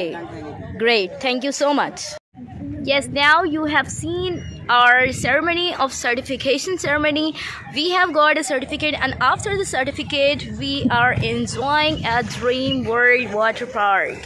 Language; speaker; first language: English; non-native, learner; Urdu